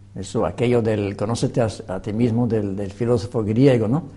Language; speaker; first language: Spanish; non-native, fluent; French